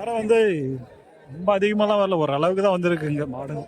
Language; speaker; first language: Tamil; native; Tamil